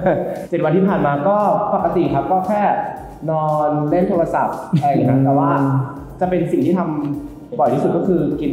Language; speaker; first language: Thai; native; Thai